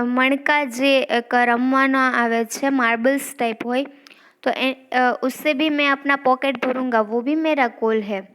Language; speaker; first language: Hindi; non-native, local second language; Gujarati